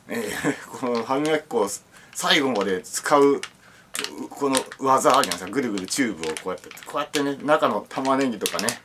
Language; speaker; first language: Japanese; native; Japanese